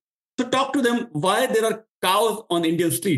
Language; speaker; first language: English; non-native, local second language; Marwari